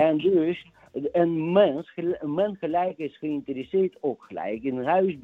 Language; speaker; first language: Dutch; non-native, fluent; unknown